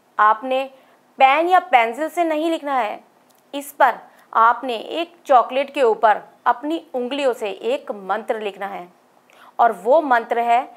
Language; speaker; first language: Hindi; native; Hindi